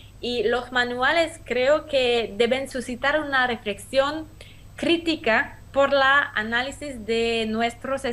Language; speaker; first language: Spanish; non-native, fluent; French